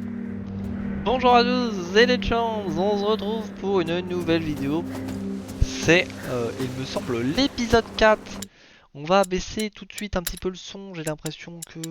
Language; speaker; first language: French; native; French